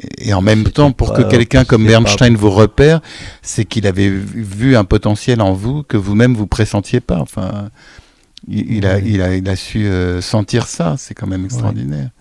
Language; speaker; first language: French; native; French